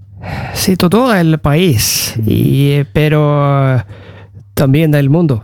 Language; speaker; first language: Spanish; non-native, learner; Norwegian